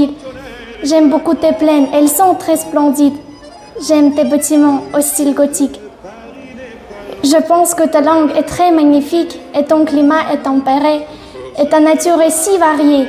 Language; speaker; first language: French; non-native, learner; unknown